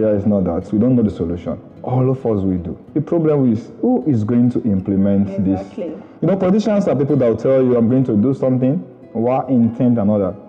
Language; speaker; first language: English; non-native, local second language; Yoruba